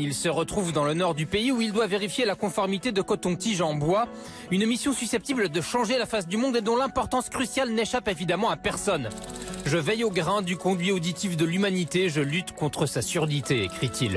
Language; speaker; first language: French; native; French